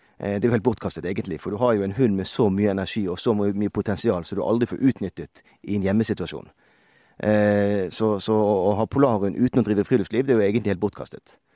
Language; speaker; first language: Norwegian; native; Norwegian